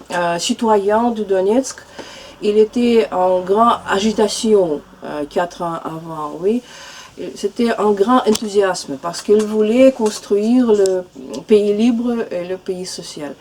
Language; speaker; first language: French; non-native, fluent; Russian